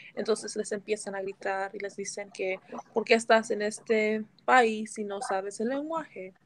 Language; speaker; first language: Spanish; early bilingual, heritage; Spanish